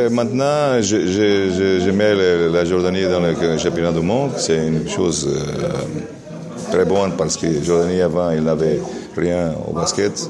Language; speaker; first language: French; non-native, learner; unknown